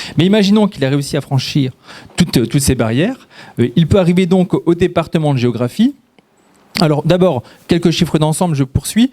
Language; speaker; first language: French; native; French